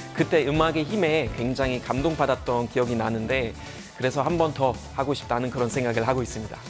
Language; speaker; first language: Korean; non-native, fluent; German